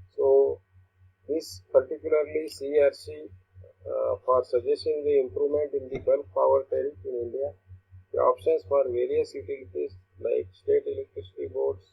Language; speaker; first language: English; non-native, local second language; Marathi